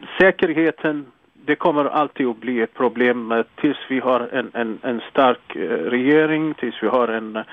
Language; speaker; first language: Swedish; non-native, fluent; Arabic